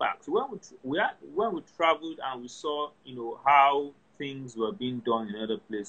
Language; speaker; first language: English; non-native, local second language; Yoruba